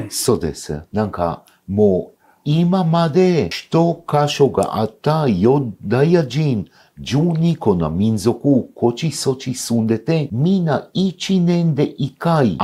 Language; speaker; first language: Japanese; non-native, fluent; Hebrew